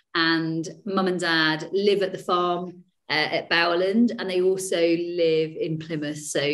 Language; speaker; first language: English; native; English